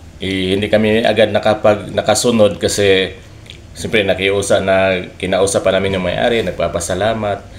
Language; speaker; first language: Filipino; non-native, local second language; Cebuano